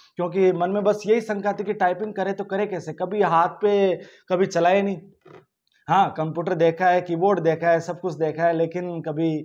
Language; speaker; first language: Hindi; native; Hindi